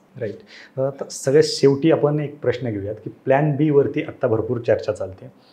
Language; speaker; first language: Marathi; native; Marathi